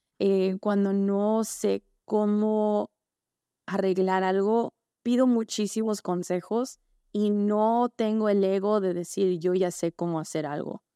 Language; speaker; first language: Spanish; early bilingual, heritage; Spanish